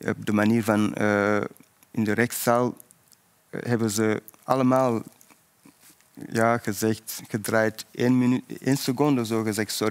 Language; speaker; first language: Dutch; non-native, fluent; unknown